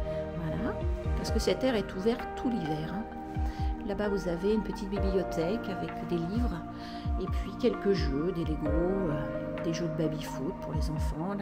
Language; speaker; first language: French; native; French